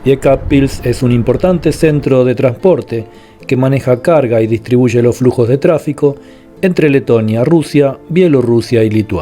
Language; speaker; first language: Spanish; native; Spanish